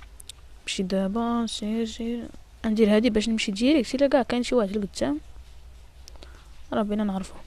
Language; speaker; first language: Arabic; native; Arabic